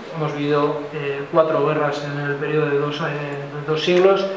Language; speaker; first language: Spanish; non-native, local second language; Basque